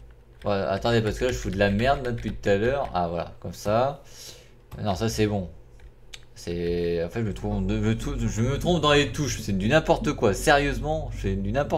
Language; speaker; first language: French; native; French